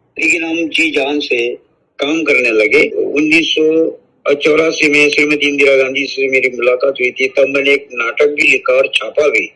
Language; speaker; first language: Hindi; non-native, local second language; Marathi